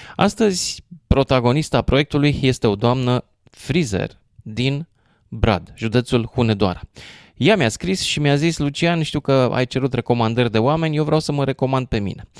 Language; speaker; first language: Romanian; native; Romanian